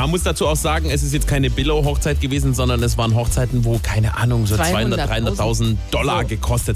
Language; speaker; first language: German; native; German